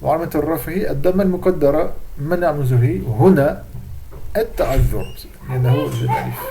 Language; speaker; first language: Arabic; non-native, fluent; French